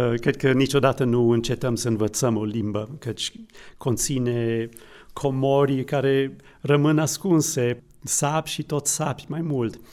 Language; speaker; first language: Romanian; non-native, fluent; English